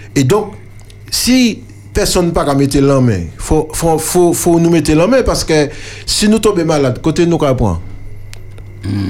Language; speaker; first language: French; native; French